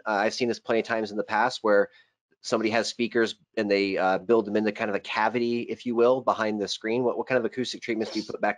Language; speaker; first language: English; native; English